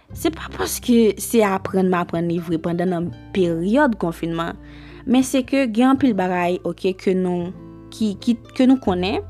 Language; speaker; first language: French; non-native, local second language; Haitian Creole